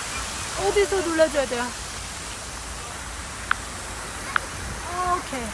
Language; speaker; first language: Korean; non-native, fluent; Chinese